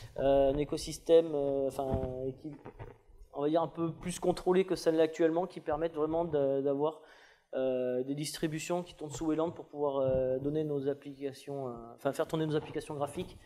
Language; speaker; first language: French; native; French